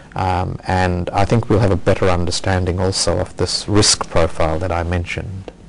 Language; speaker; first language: English; native; English